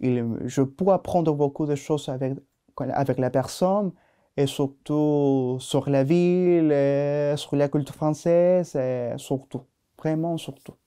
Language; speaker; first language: French; non-native, learner; Spanish